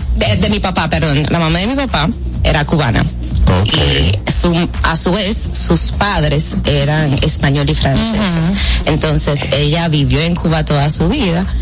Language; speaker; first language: Spanish; early bilingual, heritage; Spanish